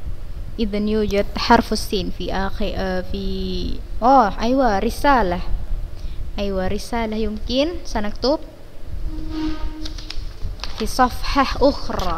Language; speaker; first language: Arabic; non-native, fluent; Indonesian